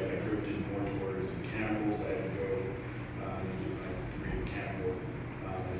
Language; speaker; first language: English; native; English